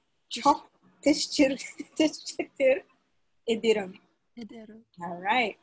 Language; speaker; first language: Turkish; non-native, learner; English